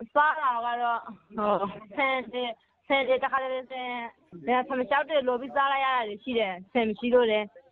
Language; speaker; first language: Burmese; native; Burmese